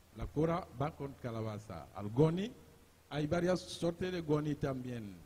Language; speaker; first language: Spanish; non-native, learner; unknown